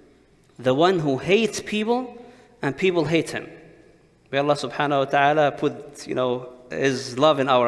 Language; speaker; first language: English; non-native, fluent; Arabic